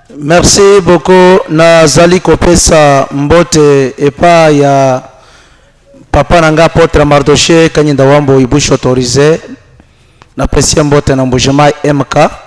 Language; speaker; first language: Lingala; non-native, local second language; Luba-Lulua